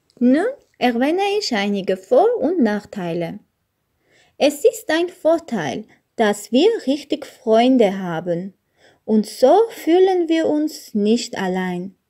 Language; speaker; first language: German; non-native, learner; Armenian